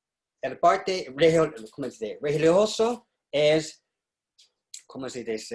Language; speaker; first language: Spanish; non-native, learner; English